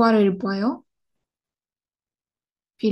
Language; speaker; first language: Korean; non-native, learner; Russian